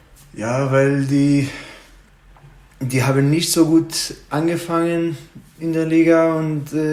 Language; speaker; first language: German; non-native, fluent; Hebrew